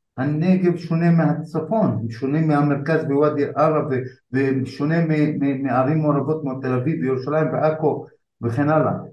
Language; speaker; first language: Hebrew; non-native, local second language; Arabic